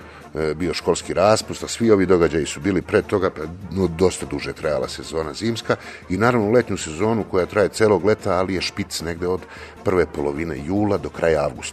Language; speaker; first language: Serbian; native; Serbian